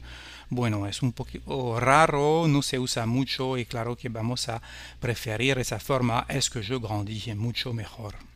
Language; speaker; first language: Spanish; non-native, fluent; French